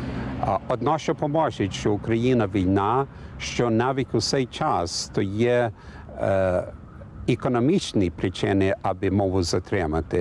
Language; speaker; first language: Ukrainian; early bilingual, heritage; English